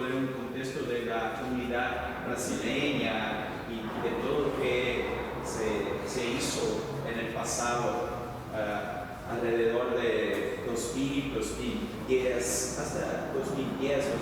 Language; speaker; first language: Spanish; non-native, fluent; Portuguese